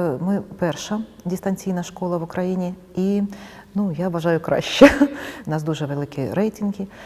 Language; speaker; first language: Ukrainian; non-native, local second language; Russian